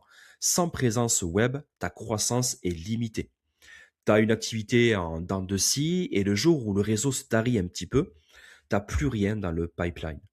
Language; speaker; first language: French; native; French